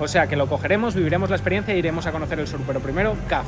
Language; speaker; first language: Spanish; native; Spanish